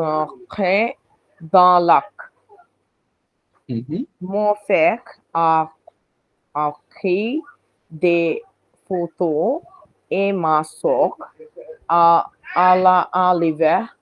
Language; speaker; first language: French; non-native, learner; Bangla